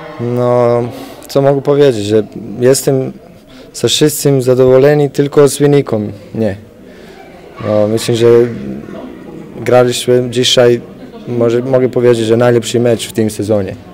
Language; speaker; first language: Polish; non-native, learner; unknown